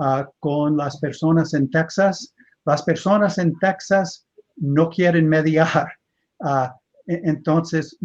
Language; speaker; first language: Spanish; non-native, fluent; English